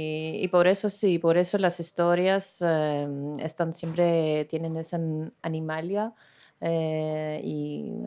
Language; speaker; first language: Spanish; non-native, fluent; Greek